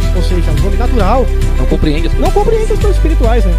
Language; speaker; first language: Portuguese; native; Portuguese